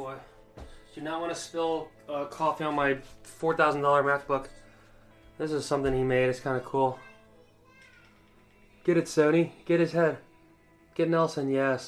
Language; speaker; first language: English; native; English